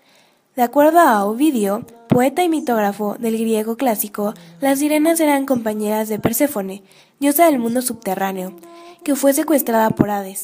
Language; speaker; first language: Spanish; native; Spanish